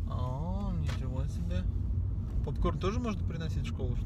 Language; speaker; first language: Russian; native; Russian